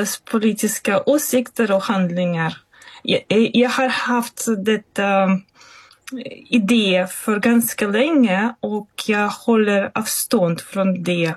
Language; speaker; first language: Swedish; non-native, fluent; Russian